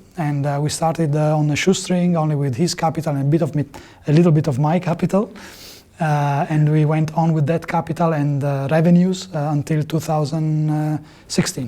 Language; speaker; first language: English; non-native, fluent; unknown